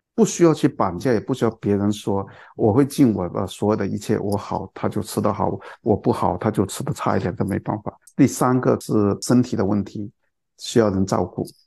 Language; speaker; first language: Chinese; non-native, local second language; Cantonese